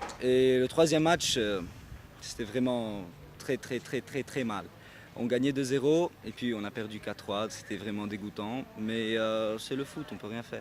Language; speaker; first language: French; non-native, local second language; Arabic